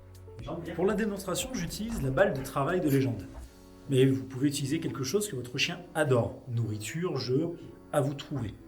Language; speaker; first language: French; native; French